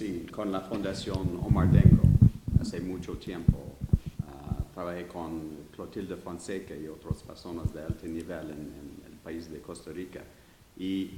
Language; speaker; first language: Spanish; non-native, learner; English